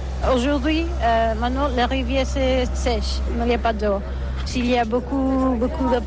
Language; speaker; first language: French; non-native, learner; Catalan